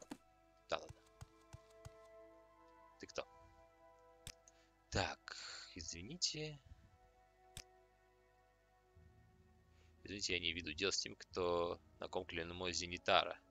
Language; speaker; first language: Russian; native; Russian